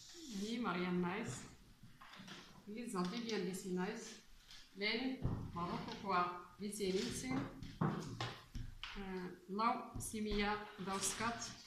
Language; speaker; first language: Basque; non-native, learner; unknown